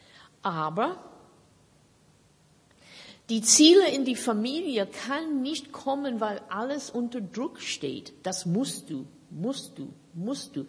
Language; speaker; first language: German; non-native, fluent; English